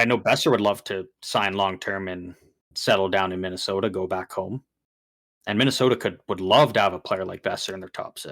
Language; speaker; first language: English; native; English